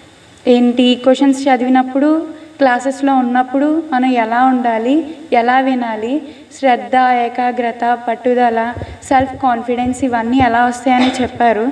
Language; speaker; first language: Telugu; native; Telugu